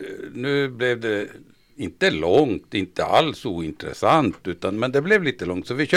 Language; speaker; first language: Swedish; native; Swedish